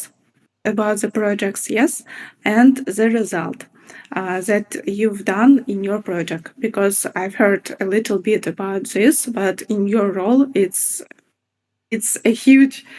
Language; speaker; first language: English; non-native, fluent; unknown